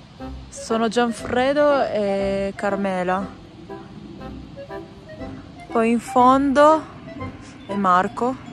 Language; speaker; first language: Italian; early bilingual, other home language; Filipino